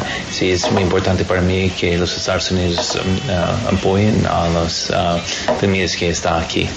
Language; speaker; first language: Spanish; non-native, learner; English